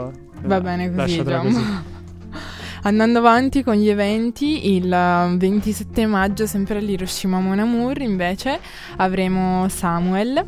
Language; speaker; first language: Italian; native; Italian